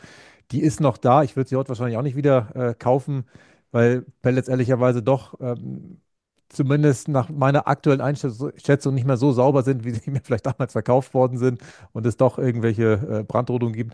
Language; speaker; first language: German; native; German